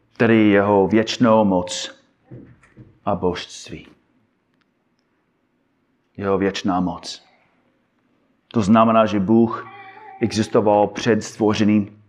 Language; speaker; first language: Czech; non-native, fluent; English